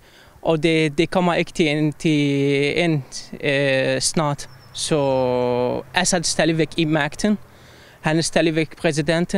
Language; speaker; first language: Danish; non-native, fluent; Arabic